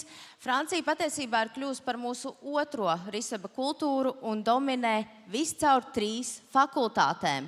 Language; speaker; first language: Latvian; native; Latvian